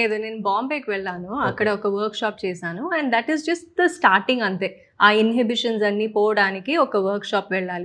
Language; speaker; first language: Telugu; non-native, local second language; Tamil